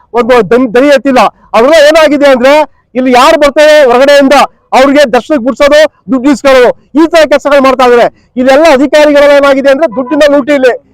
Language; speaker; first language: Kannada; native; Kannada